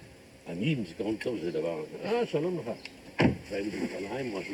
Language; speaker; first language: Hebrew; non-native, fluent; German